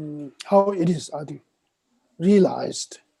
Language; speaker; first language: English; non-native, fluent; Tibetan